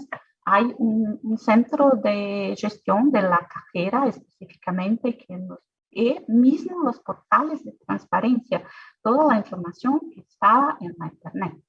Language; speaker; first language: Spanish; non-native, fluent; Portuguese